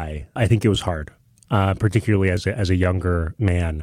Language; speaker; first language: English; early bilingual, other home language; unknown